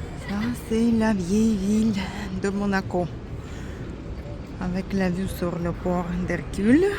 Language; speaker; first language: French; non-native, fluent; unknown